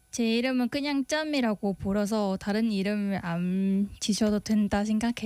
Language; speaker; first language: Korean; non-native, fluent; Vietnamese